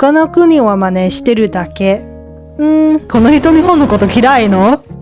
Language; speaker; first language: Japanese; non-native, learner; English